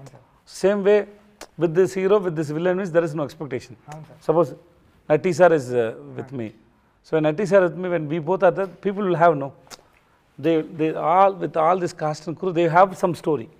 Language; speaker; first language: Telugu; non-native, learner; Tamil